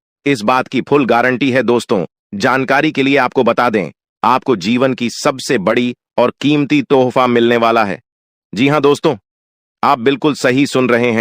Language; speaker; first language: Hindi; non-native, local second language; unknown